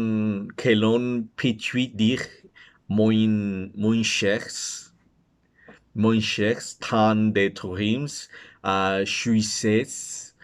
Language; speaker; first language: French; non-native, learner; Spanish